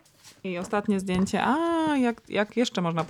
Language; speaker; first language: Polish; native; Polish